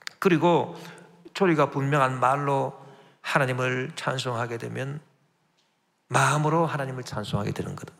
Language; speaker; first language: Korean; native; Korean